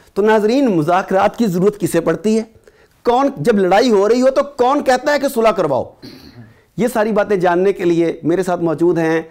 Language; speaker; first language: Urdu; native; Urdu